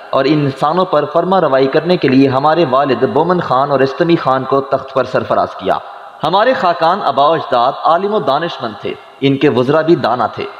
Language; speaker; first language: Urdu; native; Urdu